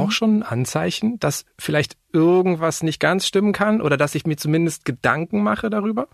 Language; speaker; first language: German; native; German